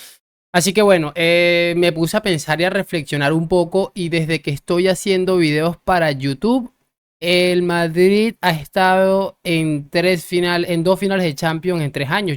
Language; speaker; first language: Spanish; native; Spanish